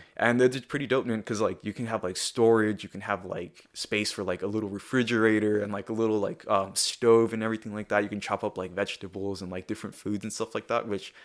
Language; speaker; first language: English; early bilingual, other home language; Spanish